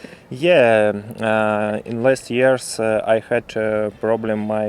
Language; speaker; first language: English; non-native, learner; Russian